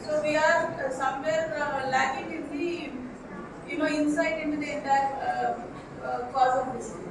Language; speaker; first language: English; non-native, local second language; Telugu